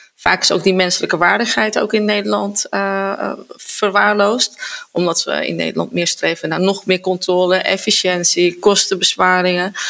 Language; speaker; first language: Dutch; native; Dutch